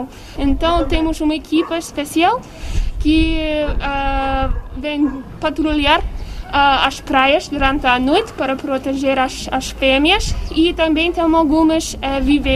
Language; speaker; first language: Portuguese; non-native, learner; English